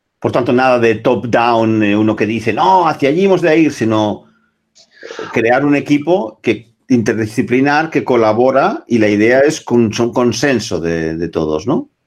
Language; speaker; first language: Spanish; non-native, local second language; Catalan